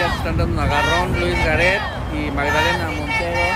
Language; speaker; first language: Spanish; native; Spanish